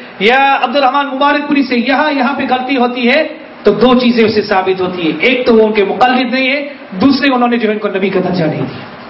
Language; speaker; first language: Urdu; native; Urdu